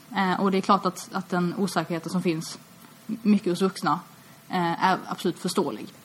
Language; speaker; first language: Swedish; native; Swedish